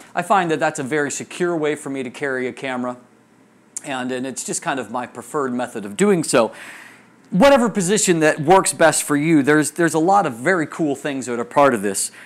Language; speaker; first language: English; native; English